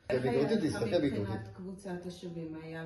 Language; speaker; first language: Hebrew; native; Hebrew